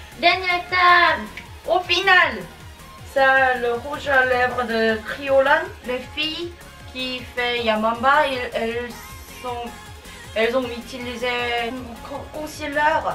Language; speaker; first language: French; non-native, learner; Japanese